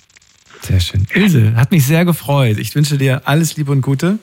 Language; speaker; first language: German; native; German